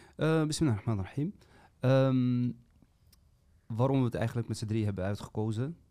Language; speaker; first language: Dutch; native; Dutch